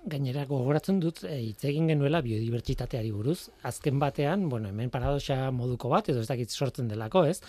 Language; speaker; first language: Basque; non-native, local second language; Spanish